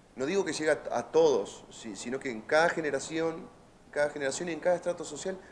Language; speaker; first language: Spanish; native; Spanish